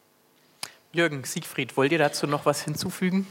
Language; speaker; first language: German; native; German